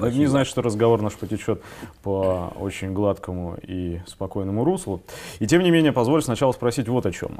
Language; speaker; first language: Russian; native; Russian